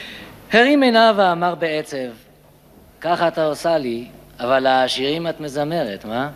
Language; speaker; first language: Hebrew; native; Hebrew